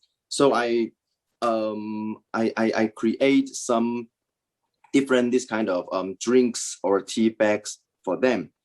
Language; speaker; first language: English; non-native, learner; Chinese